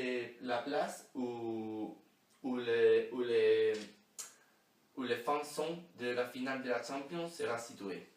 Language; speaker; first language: French; non-native, learner; Spanish